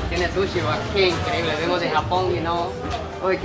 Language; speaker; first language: Spanish; non-native, fluent; Japanese